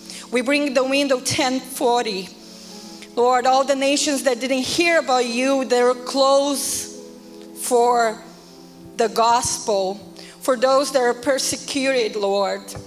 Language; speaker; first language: English; non-native, fluent; Portuguese